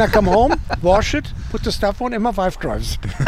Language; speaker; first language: English; non-native, fluent; German